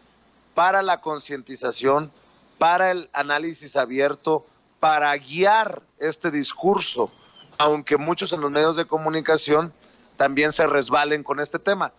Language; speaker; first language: Spanish; native; Spanish